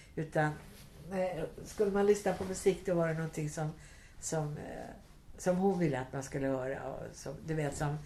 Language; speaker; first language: Swedish; native; Swedish